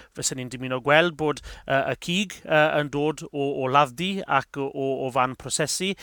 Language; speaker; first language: Welsh; native; Welsh